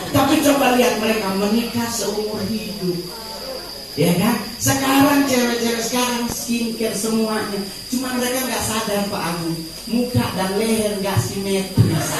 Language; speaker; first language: Indonesian; native; Indonesian